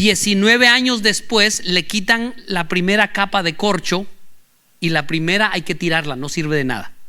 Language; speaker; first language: Spanish; native; Spanish